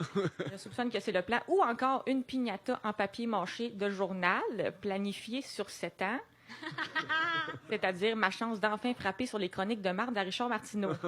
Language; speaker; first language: French; native; French